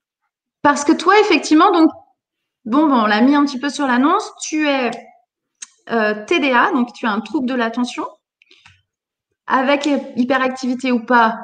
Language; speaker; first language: French; native; French